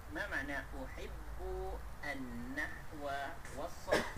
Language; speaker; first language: Arabic; non-native, fluent; Malay